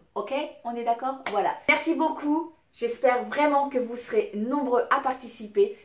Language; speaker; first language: French; early bilingual, other home language; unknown